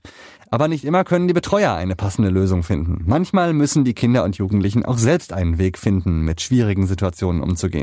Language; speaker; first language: German; native; German